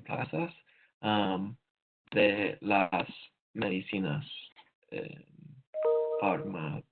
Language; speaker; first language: Spanish; non-native, learner; English